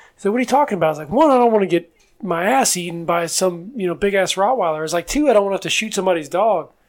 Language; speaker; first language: English; native; English